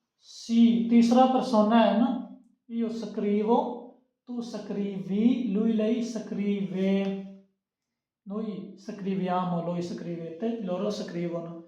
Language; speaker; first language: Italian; non-native, learner; Urdu